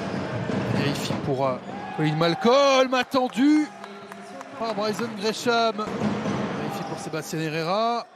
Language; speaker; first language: French; native; French